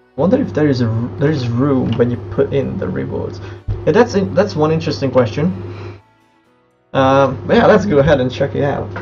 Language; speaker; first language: English; non-native, fluent; Hungarian